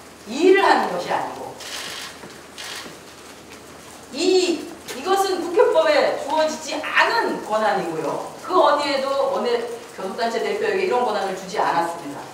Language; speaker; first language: Korean; native; Korean